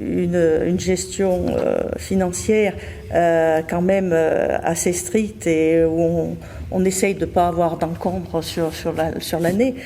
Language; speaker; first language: French; native; French